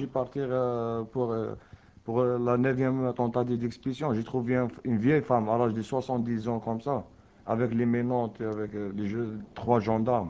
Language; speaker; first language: French; non-native, learner; Arabic